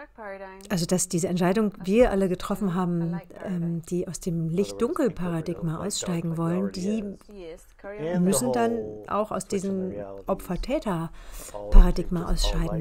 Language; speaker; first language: German; native; German